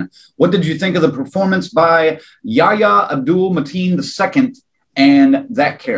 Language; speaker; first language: English; native; English